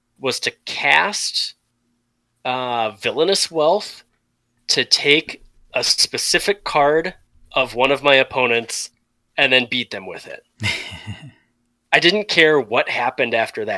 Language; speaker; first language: English; native; English